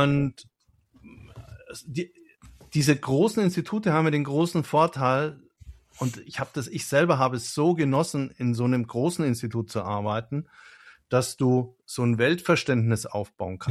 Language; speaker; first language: German; native; German